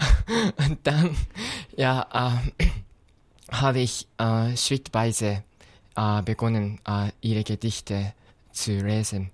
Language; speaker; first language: German; non-native, fluent; Japanese